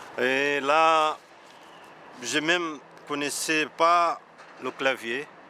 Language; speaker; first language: French; non-native, learner; Portuguese